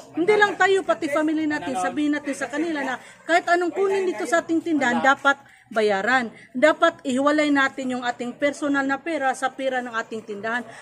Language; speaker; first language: Filipino; non-native, local second language; Cebuano